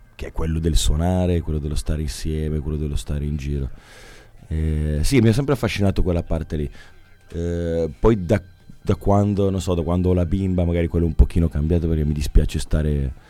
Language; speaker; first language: Italian; native; Italian